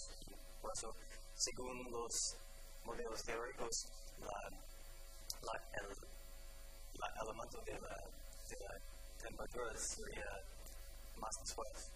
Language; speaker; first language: Spanish; non-native, fluent; English